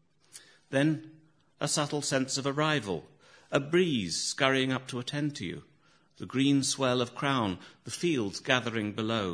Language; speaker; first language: English; native; English